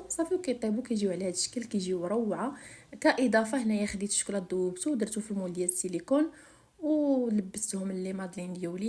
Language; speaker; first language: Arabic; native; Arabic